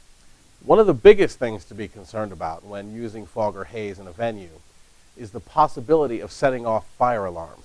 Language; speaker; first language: English; native; English